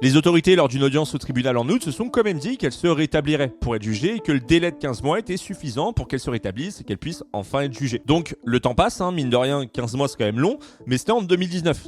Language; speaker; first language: French; native; French